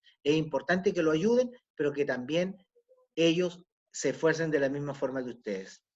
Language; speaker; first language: Spanish; native; Spanish